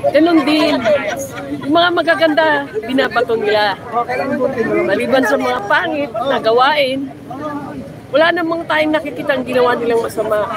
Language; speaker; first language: Filipino; non-native, local second language; Cebuano